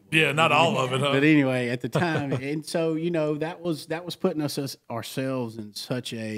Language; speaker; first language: English; native; English